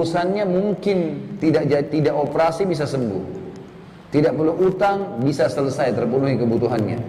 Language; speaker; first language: Indonesian; native; Indonesian